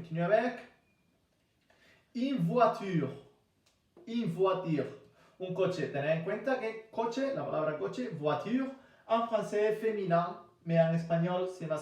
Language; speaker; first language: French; non-native, fluent; Spanish